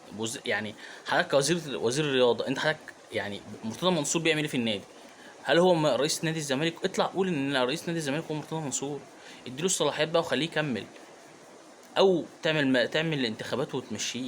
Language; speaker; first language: Arabic; native; Arabic